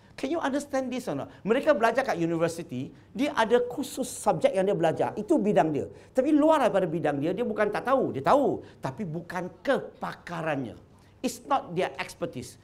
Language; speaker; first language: Malay; non-native, local second language; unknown